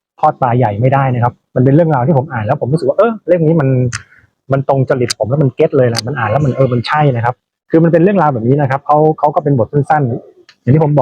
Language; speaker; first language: Thai; native; Thai